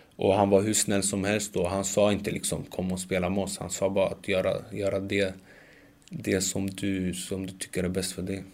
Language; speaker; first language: Swedish; early bilingual, other home language; Macedonian